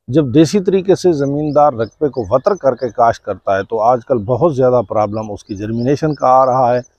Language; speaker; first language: Urdu; non-native, local second language; Saraiki